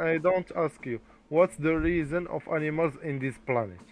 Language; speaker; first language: English; non-native, learner; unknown